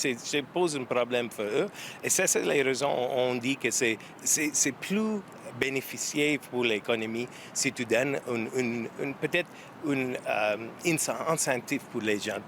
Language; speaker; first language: French; non-native, learner; English